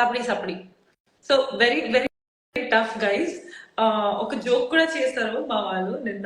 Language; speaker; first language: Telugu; non-native, local second language; Odia